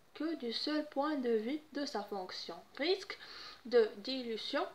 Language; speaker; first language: French; non-native, local second language; Arabic